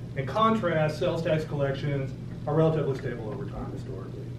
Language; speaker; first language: English; native; English